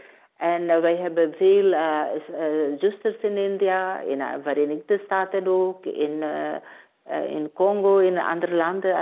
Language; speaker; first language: Dutch; non-native, learner; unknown